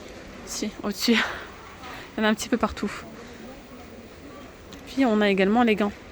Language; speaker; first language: French; native; French